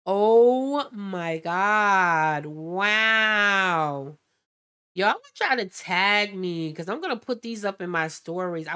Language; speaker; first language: English; native; English